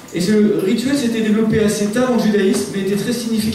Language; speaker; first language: French; native; French